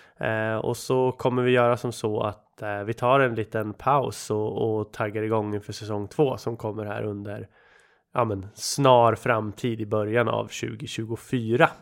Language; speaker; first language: Swedish; native; Swedish